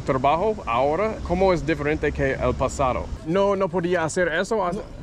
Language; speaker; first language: Spanish; non-native, learner; English